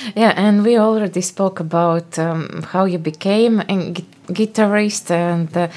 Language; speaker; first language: English; non-native, fluent; Latvian